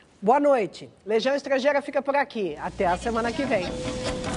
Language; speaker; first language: Portuguese; native; Portuguese